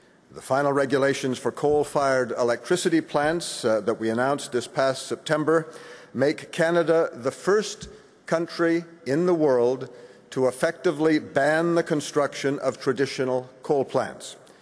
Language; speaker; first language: English; native; English